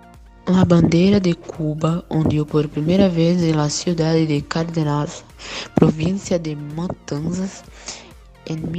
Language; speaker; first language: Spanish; non-native, learner; Portuguese